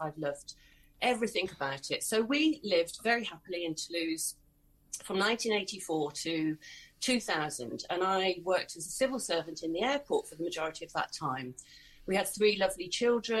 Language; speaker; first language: English; native; English